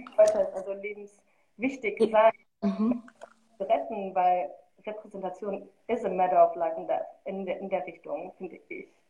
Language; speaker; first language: German; early bilingual, other home language; Arabic